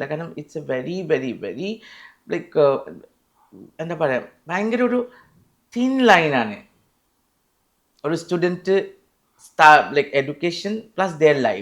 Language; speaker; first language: Malayalam; non-native, fluent; Assamese